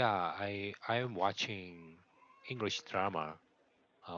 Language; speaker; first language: English; non-native, learner; Korean